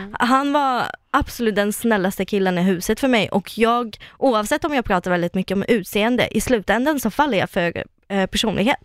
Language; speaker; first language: Swedish; non-native, fluent; Russian